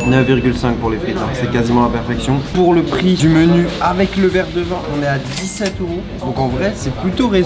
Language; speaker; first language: French; native; French